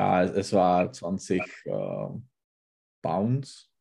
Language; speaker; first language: German; non-native, learner; Czech